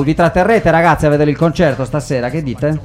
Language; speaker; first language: Italian; native; Italian